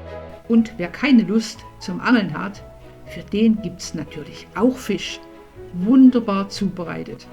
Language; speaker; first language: German; native; German